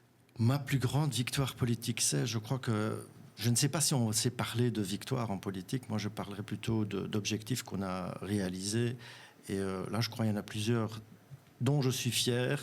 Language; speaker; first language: French; non-native, local second language; German